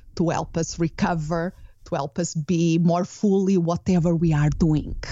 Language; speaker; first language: English; non-native, fluent; Portuguese